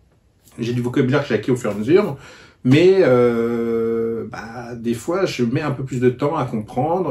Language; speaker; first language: French; native; French